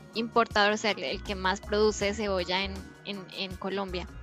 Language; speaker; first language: Spanish; native; Spanish